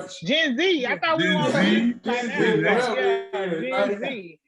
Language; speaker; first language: English; native; English